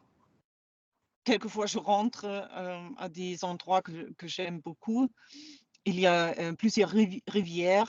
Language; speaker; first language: French; non-native, fluent; German